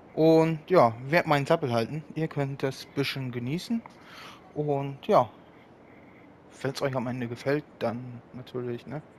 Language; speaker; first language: German; native; German